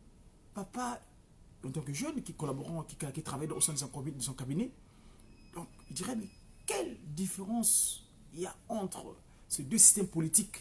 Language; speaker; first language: French; non-native, local second language; Kongo